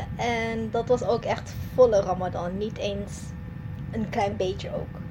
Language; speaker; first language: Dutch; non-native, fluent; Malay